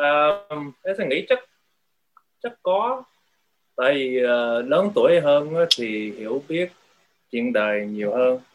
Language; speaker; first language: Vietnamese; early bilingual, heritage; Vietnamese